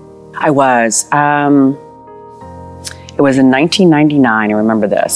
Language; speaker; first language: English; native; English